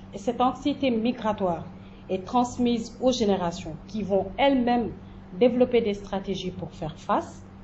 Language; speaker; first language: French; non-native, local second language; Jola-Fonyi